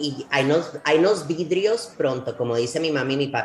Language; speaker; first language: Spanish; early bilingual, heritage; Spanish